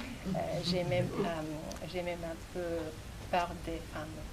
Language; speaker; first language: French; non-native, fluent; Japanese